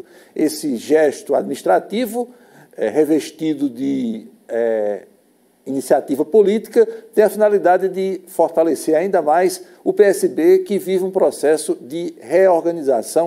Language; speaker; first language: Portuguese; native; Portuguese